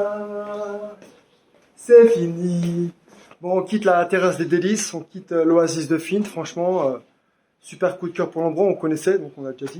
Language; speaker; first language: French; native; French